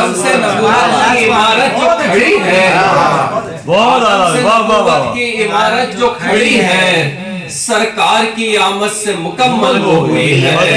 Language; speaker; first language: Urdu; native; Urdu